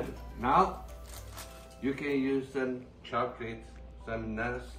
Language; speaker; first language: English; non-native, learner; Chinese